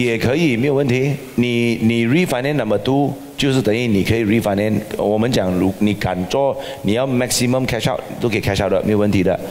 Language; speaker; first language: Chinese; native; Chinese